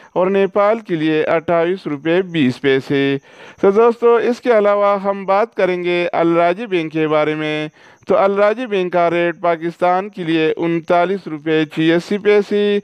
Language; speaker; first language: Urdu; non-native, local second language; Pashto